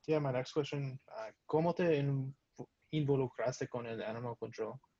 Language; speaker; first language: Spanish; non-native, learner; English